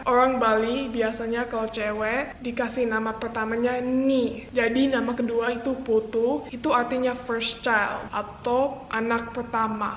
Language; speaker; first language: Indonesian; non-native, local second language; English